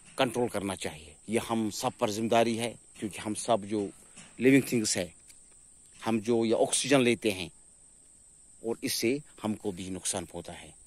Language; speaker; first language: Urdu; non-native, local second language; Kashmiri